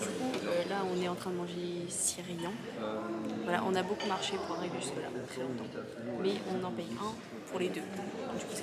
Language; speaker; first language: French; native; French